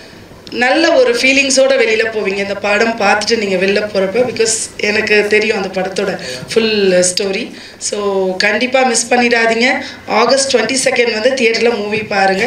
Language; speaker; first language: Tamil; non-native, fluent; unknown